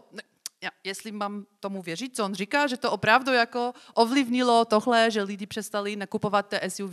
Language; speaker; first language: Czech; non-native, fluent; Polish